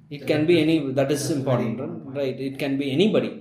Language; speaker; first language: English; non-native, local second language; Tamil